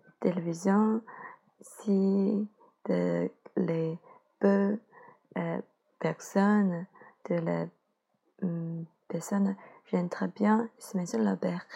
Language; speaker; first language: French; non-native, learner; Chinese